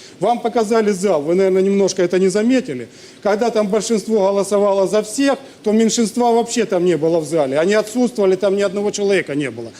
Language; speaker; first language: Russian; native; Russian